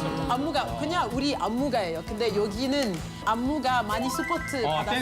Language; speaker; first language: Korean; non-native, learner; French